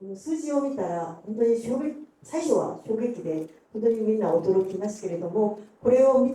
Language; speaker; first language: Japanese; non-native, fluent; Korean